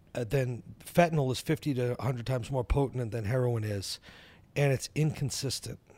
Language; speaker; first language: English; native; English